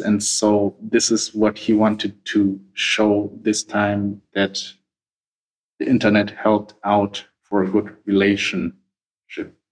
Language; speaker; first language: English; non-native, fluent; German